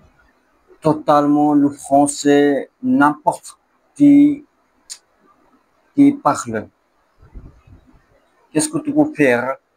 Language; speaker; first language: French; non-native, learner; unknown